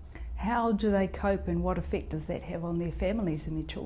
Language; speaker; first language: English; native; English